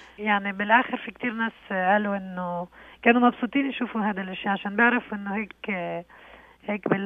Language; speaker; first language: Arabic; early bilingual, heritage; Arabic